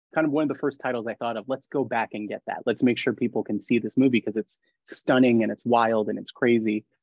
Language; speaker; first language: English; native; English